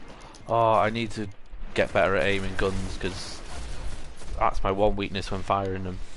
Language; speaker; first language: English; native; English